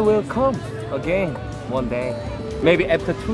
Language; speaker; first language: English; non-native, learner; Korean